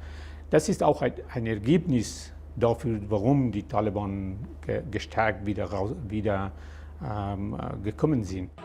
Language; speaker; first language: German; non-native, fluent; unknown